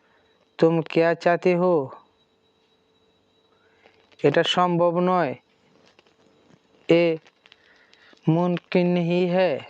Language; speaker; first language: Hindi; non-native, learner; Bangla